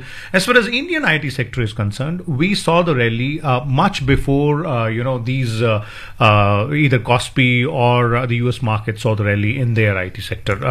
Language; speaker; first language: English; non-native, local second language; Hindi